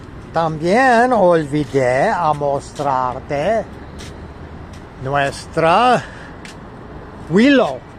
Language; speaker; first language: Spanish; non-native, learner; English